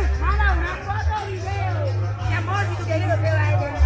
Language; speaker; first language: Spanish; native; Spanish